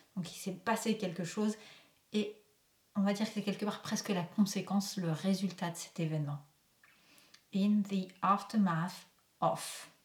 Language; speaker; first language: French; native; French